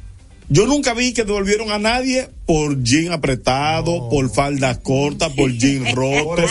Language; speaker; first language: Spanish; native; Spanish